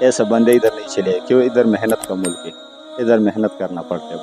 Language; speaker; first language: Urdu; non-native, local second language; Pashto